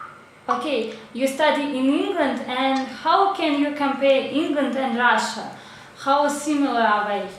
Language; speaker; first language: English; non-native, learner; Russian